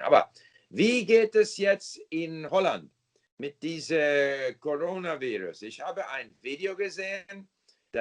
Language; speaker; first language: German; non-native, fluent; English